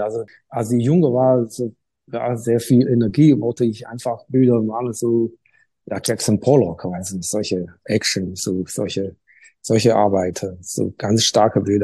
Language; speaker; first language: German; non-native, learner; Chinese